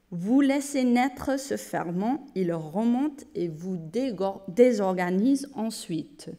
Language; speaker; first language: French; non-native, fluent; English